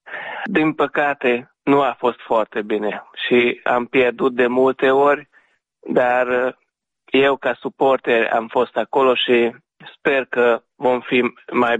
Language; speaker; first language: Romanian; non-native, local second language; Hungarian